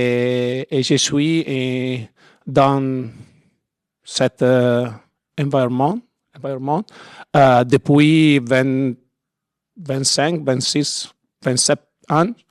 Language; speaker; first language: French; non-native, learner; Italian